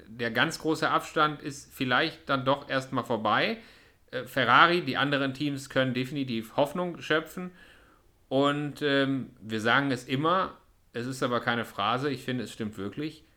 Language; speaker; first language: German; native; German